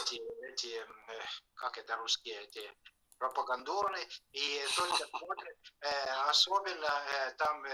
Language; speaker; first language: Russian; non-native, fluent; Estonian